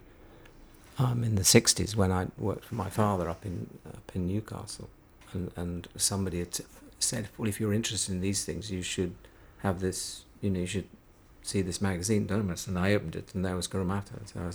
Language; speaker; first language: English; native; English